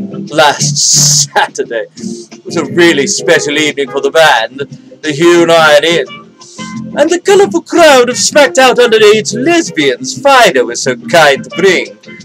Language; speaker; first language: English; native; English